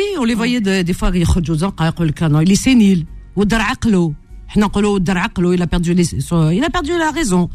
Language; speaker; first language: French; native; French